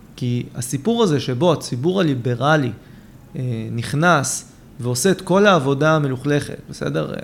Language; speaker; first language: Hebrew; native; Hebrew